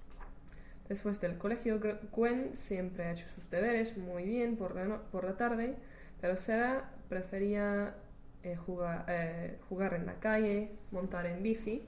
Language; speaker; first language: Spanish; non-native, learner; English